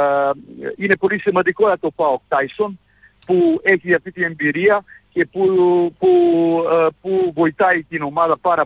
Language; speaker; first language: Greek; non-native, fluent; Serbian